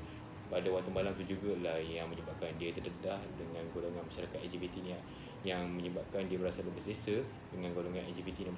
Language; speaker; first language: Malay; non-native, local second language; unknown